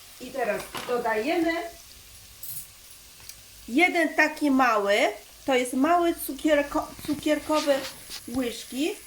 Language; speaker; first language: Polish; non-native, learner; Chinese